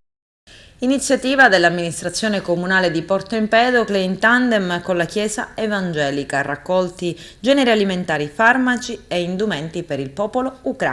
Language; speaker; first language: Italian; native; Italian